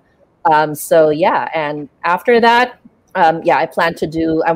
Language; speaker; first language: English; non-native, local second language; Filipino